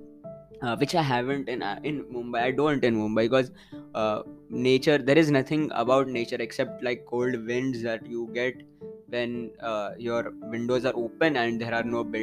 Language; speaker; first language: English; non-native, local second language; Hindi